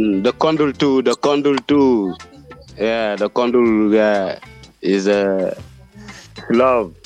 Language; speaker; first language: English; non-native, learner; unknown